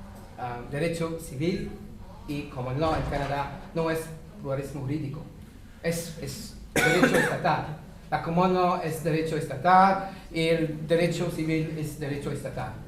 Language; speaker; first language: Spanish; non-native, fluent; French